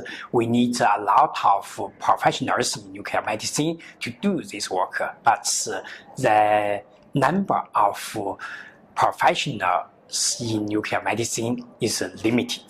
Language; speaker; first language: English; non-native, learner; Chinese